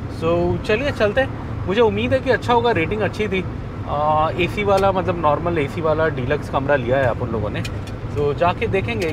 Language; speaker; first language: Hindi; non-native, local second language; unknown